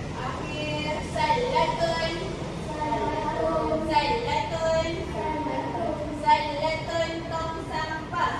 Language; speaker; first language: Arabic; non-native, learner; Malay